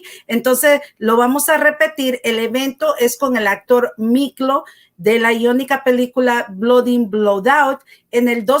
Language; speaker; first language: Spanish; native; Spanish